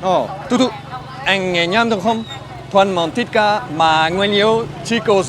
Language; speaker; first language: Vietnamese; non-native, learner; French